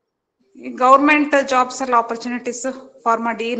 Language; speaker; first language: Kannada; native; Kannada